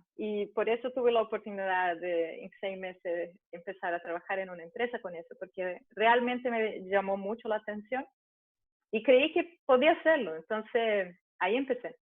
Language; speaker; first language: Spanish; early bilingual, heritage; Spanish